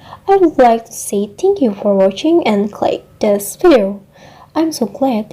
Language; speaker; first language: English; non-native, learner; Indonesian